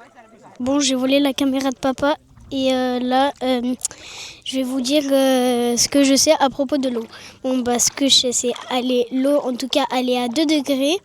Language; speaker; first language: French; native; French